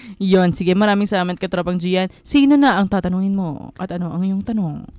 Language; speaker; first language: Filipino; native; Filipino